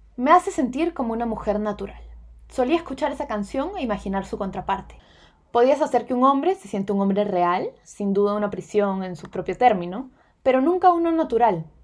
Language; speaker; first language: Spanish; native; Spanish